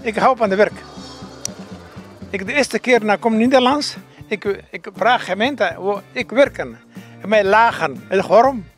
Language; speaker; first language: Dutch; non-native, learner; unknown